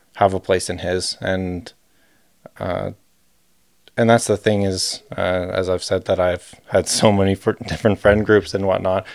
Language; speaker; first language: English; native; English